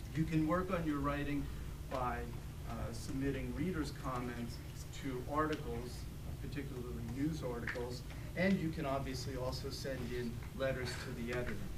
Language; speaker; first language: English; native; English